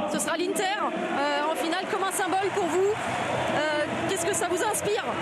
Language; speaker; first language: French; native; French